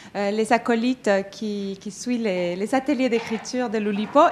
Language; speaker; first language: French; non-native, fluent; Spanish